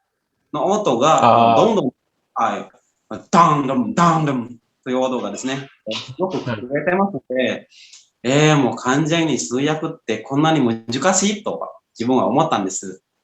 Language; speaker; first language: Japanese; non-native, fluent; Indonesian